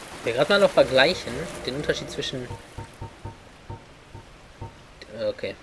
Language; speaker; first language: German; native; German